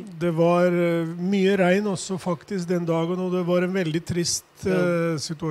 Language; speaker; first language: Norwegian; non-native, fluent; Albanian